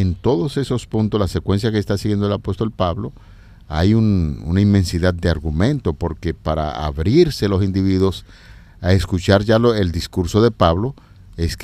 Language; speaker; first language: Spanish; native; Spanish